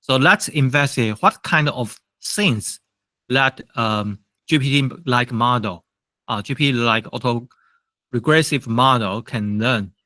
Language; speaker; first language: English; non-native, fluent; Chinese